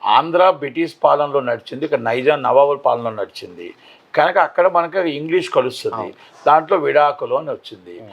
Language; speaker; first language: Telugu; native; Telugu